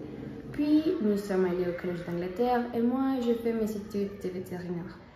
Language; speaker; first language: French; non-native, learner; Spanish